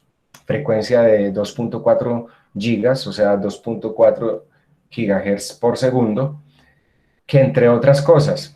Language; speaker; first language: Spanish; native; Spanish